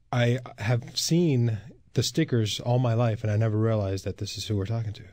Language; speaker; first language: English; native; English